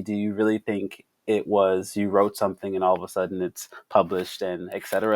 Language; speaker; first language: English; native; English